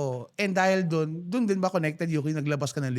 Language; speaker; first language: Filipino; native; Filipino